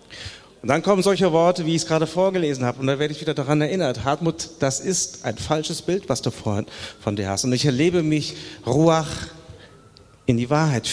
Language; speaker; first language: German; native; German